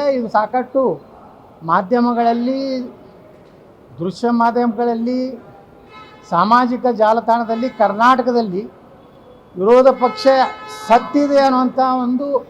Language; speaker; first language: Kannada; native; Kannada